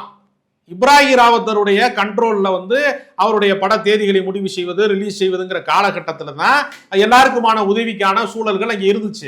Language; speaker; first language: Tamil; native; Tamil